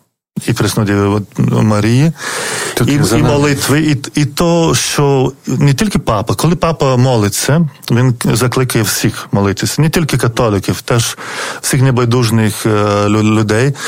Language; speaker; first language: Ukrainian; non-native, fluent; Lithuanian